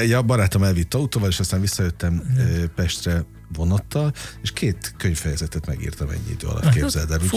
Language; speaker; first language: Hungarian; native; Hungarian